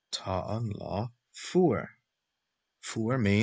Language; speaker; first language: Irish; non-native, local second language; English